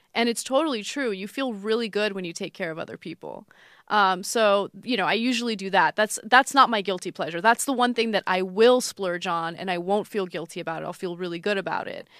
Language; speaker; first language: English; early bilingual, other home language; Armenian